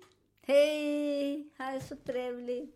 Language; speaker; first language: Swedish; non-native, learner; Spanish